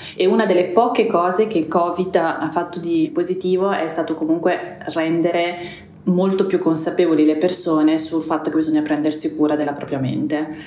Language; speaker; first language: Italian; native; Italian